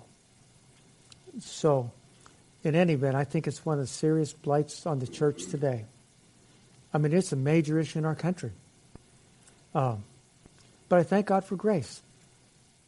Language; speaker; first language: English; native; English